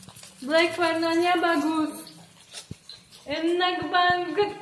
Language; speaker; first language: Indonesian; non-native, learner; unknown